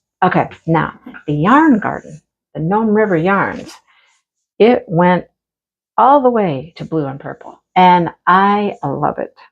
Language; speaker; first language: English; native; English